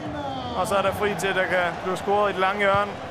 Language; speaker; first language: Danish; native; Danish